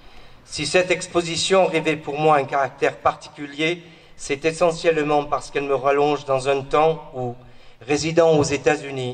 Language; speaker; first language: French; native; French